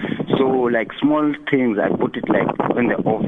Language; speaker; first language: English; non-native, local second language; Xhosa